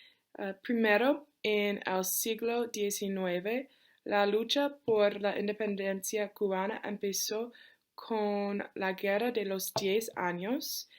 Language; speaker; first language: Spanish; non-native, learner; English